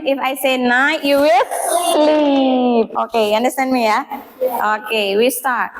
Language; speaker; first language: English; non-native, fluent; Indonesian